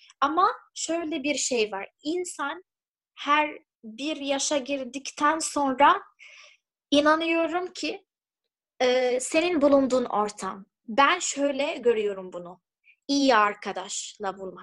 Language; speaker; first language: Turkish; non-native, fluent; Arabic